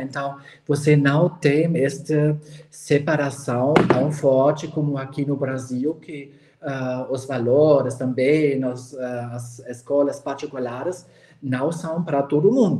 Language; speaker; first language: Portuguese; non-native, fluent; German